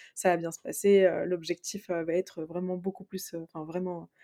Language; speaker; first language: French; native; French